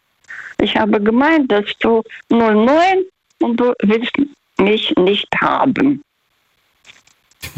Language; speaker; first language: German; non-native, fluent; Russian